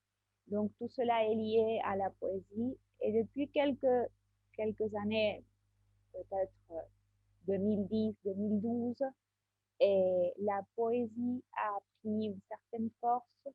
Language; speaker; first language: French; non-native, fluent; Spanish